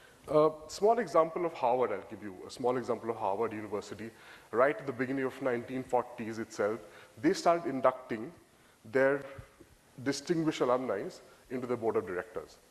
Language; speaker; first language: English; non-native, local second language; Bangla